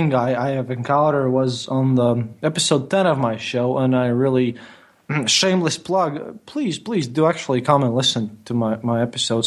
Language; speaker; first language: English; non-native, fluent; Latvian